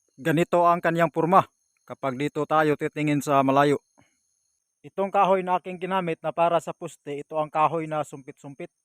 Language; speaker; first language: Filipino; non-native, local second language; Cebuano